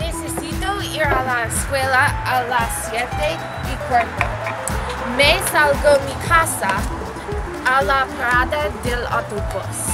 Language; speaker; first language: Spanish; non-native, learner; English